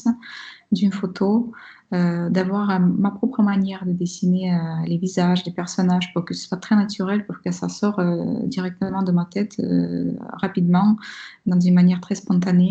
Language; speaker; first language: French; non-native, fluent; Russian